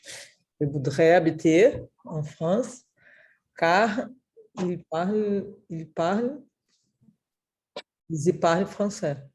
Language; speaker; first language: French; non-native, learner; Portuguese